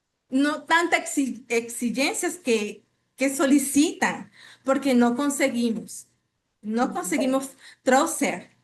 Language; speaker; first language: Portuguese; non-native, fluent; Spanish